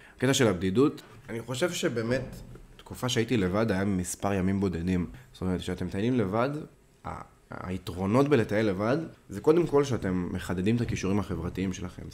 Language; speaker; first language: Hebrew; native; Hebrew